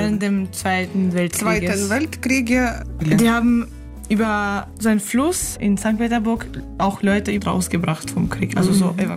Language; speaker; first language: German; non-native, fluent; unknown